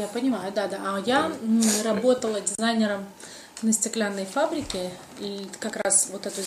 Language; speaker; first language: Russian; native; Russian